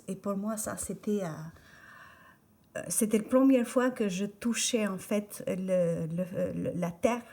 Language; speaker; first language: French; non-native, fluent; Albanian